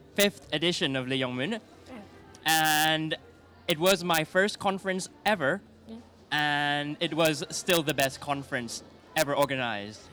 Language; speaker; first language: English; non-native, fluent; Thai